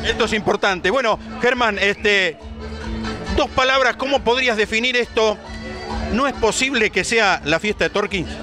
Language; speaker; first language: Spanish; native; Spanish